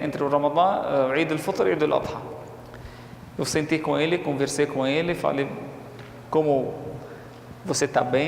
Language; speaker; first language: Portuguese; non-native, fluent; Arabic